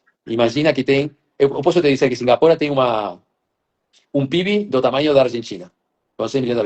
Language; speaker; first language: Portuguese; non-native, fluent; Spanish